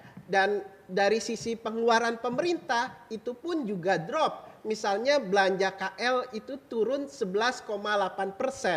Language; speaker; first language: Indonesian; native; Indonesian